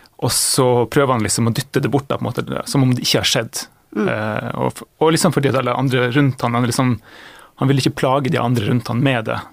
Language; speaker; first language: Norwegian; native; Norwegian